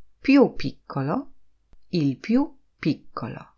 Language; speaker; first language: Italian; non-native, fluent; Polish